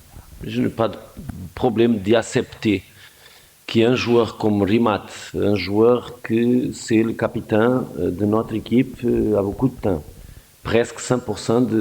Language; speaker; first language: French; non-native, fluent; Portuguese